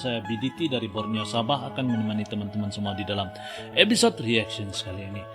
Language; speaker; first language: Malay; native; Malay